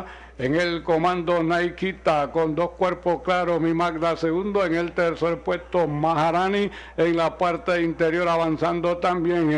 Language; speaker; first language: Spanish; native; Spanish